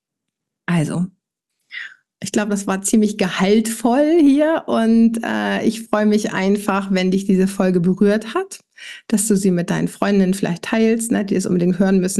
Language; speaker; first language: German; native; German